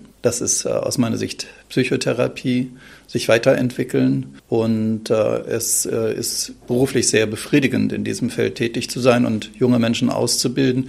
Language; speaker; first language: German; native; German